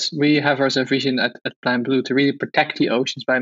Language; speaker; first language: English; non-native, fluent; Dutch